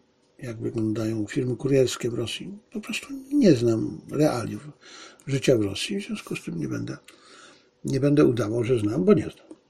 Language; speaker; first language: Polish; native; Polish